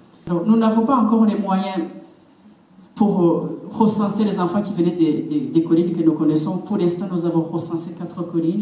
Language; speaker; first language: French; non-native, local second language; Kinyarwanda